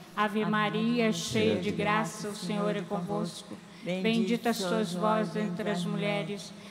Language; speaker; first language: Portuguese; native; Portuguese